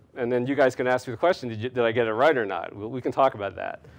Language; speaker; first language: English; native; English